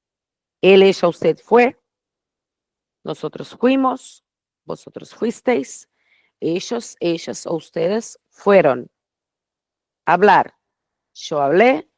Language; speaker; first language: Spanish; non-native, fluent; Portuguese